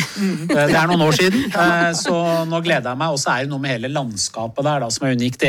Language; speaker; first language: Norwegian; early bilingual, other home language; Persian